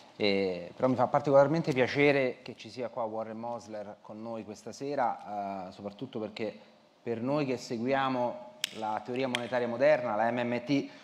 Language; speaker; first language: Italian; native; Italian